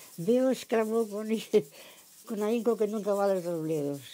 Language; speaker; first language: Spanish; native; Spanish